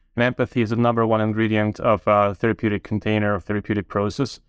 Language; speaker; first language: English; non-native, fluent; Ukrainian